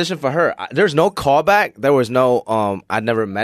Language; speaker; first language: English; early bilingual, other home language; Cantonese